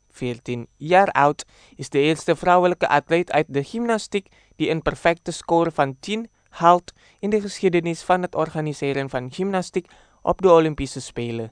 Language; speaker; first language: Dutch; non-native, fluent; Indonesian